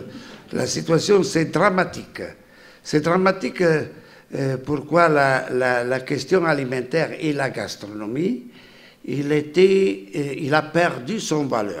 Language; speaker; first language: French; non-native, fluent; Italian